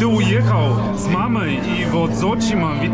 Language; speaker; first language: Russian; non-native, fluent; Polish